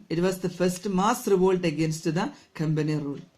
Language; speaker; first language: English; non-native, local second language; Malayalam